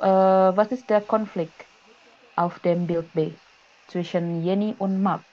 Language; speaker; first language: German; non-native, fluent; Indonesian